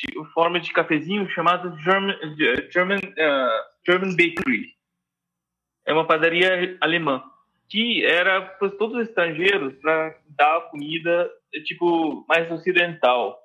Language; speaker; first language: Portuguese; non-native, fluent; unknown